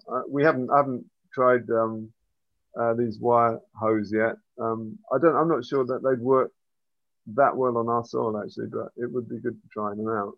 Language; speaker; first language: English; native; English